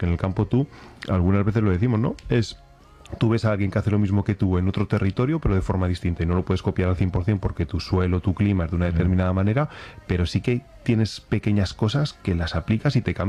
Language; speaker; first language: Spanish; native; Spanish